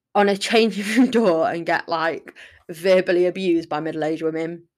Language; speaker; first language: English; native; English